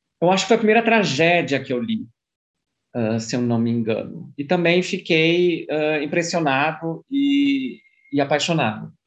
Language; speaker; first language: Portuguese; early bilingual, other home language; German